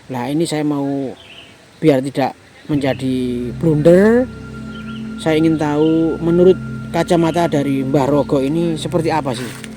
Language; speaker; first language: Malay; non-native, local second language; Javanese